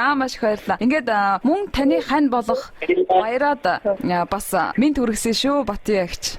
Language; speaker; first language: Mongolian; native; Mongolian